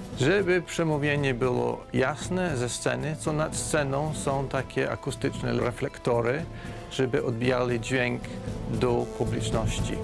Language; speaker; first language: Polish; non-native, fluent; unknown